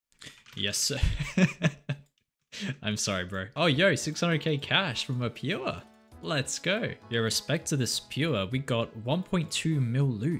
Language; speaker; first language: English; native; English